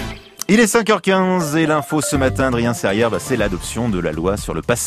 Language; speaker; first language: French; native; French